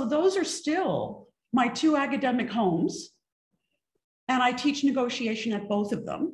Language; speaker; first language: English; native; English